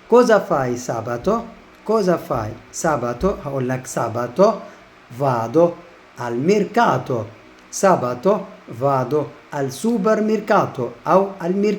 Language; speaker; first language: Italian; non-native, learner; Arabic